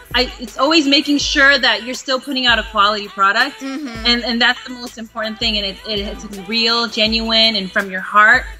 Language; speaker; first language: English; native; English